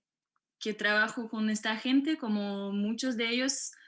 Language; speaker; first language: Spanish; non-native, fluent; French